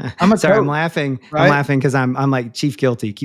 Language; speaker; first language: English; native; English